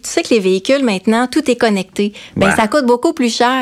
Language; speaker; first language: French; native; French